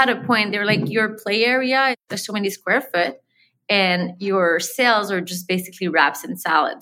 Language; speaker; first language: English; non-native, fluent; French